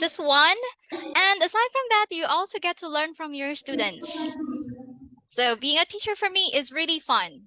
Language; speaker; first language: English; non-native, fluent; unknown